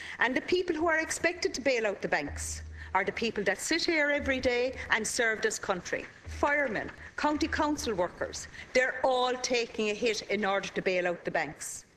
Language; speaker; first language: English; native; English